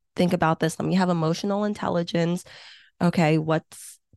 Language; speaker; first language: English; early bilingual, other home language; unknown